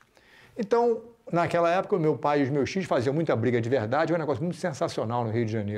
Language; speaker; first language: Portuguese; native; Portuguese